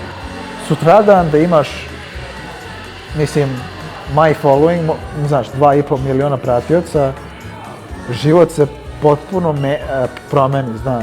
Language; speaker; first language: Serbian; early bilingual, heritage; Serbian